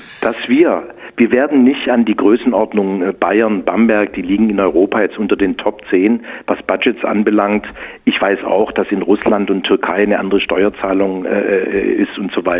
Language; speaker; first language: German; native; German